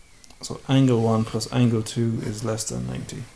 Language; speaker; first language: English; native; English